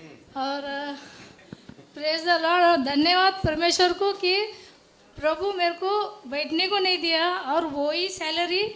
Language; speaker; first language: Hindi; non-native, local second language; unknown